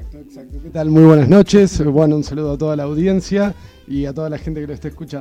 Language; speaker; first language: Spanish; native; Spanish